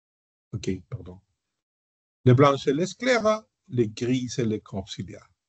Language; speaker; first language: French; non-native, learner; Spanish